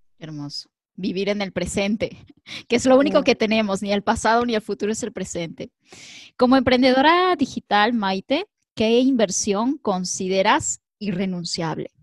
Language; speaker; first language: Spanish; native; Spanish